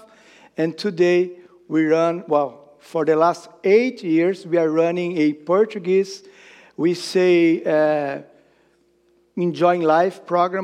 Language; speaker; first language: English; non-native, fluent; Portuguese